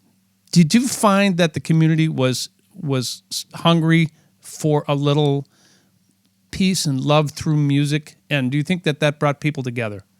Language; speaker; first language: English; native; English